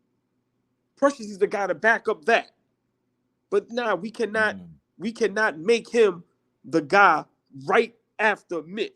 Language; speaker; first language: English; native; English